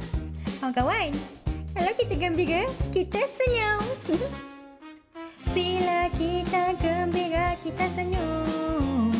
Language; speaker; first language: Malay; native; Malay